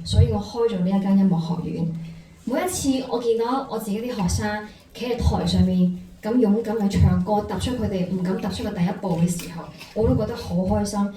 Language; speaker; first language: Cantonese; non-native, fluent; Chinese